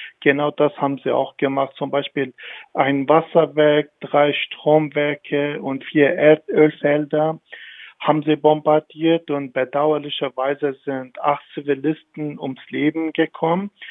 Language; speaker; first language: German; non-native, fluent; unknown